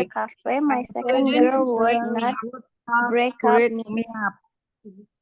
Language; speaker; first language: English; non-native, learner; Indonesian